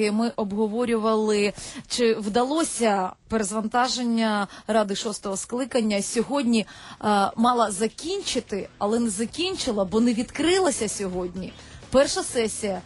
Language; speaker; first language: Ukrainian; native; Ukrainian